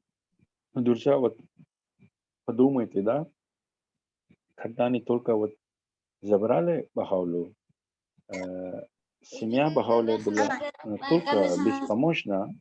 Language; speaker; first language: Russian; non-native, fluent; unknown